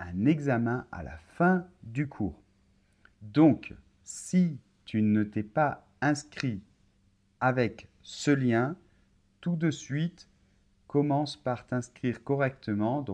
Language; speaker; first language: French; native; French